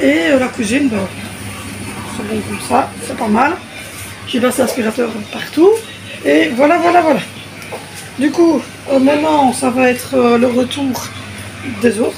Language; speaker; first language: French; native; French